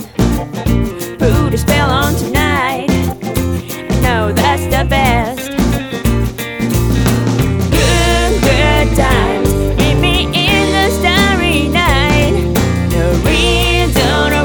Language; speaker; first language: English; non-native, learner; Japanese